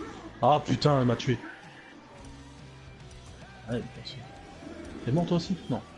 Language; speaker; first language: French; native; French